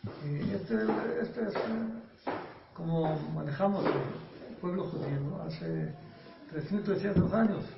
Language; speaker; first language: Spanish; non-native, learner; Hebrew